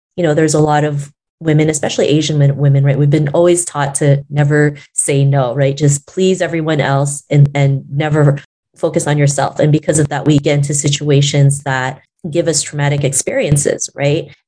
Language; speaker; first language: English; native; English